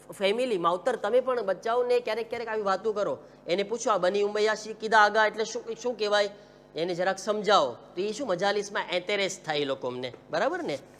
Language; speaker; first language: Gujarati; early bilingual, heritage; Gujarati